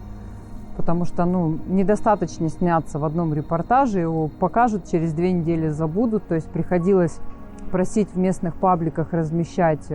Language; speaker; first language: Russian; native; Russian